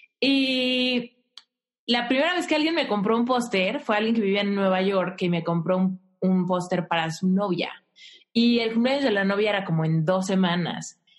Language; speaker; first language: Spanish; native; Spanish